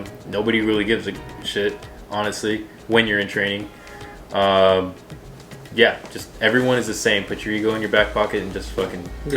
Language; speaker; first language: English; native; English